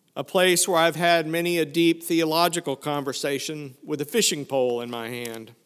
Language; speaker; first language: English; native; English